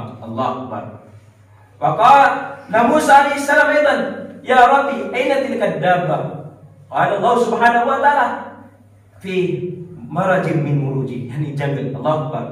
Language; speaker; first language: Arabic; non-native, learner; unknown